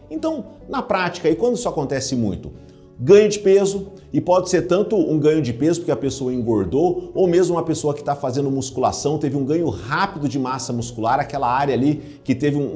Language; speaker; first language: Portuguese; native; Portuguese